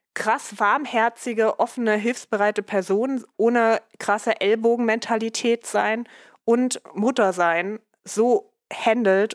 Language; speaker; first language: German; native; German